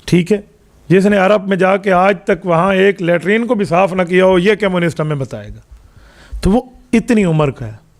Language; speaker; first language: Urdu; non-native, local second language; Punjabi